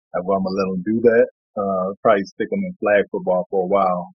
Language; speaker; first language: English; native; English